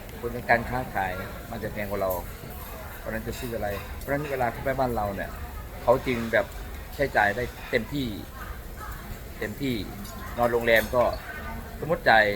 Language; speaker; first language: Thai; native; Thai